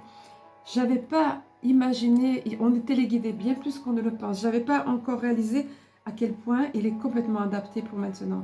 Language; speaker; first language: French; native; French